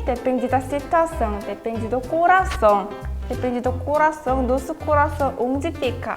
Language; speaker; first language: Portuguese; non-native, fluent; Korean